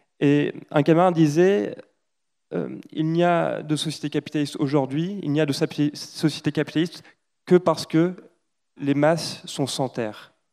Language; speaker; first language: French; native; French